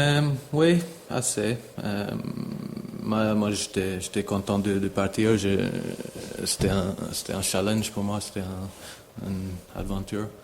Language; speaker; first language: French; non-native, fluent; English